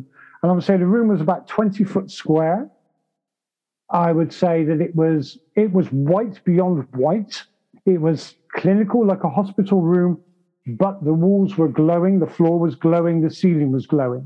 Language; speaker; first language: English; native; English